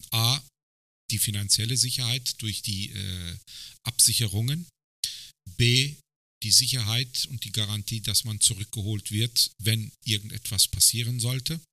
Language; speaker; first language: German; early bilingual, other home language; Turkish